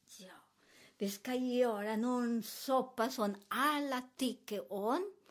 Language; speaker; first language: Swedish; non-native, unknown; Spanish